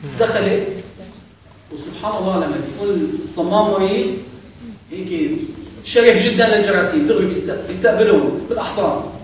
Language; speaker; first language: Arabic; native; Arabic